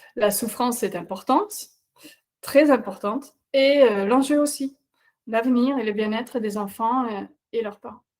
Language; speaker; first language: French; non-native, fluent; Dutch